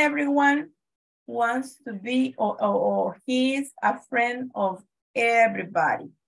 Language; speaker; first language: English; non-native, fluent; Spanish